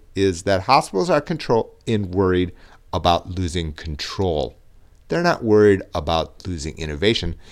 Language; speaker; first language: English; native; English